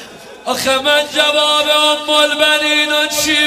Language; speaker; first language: Persian; native; Persian